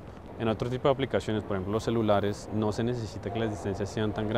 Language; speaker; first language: Spanish; native; Spanish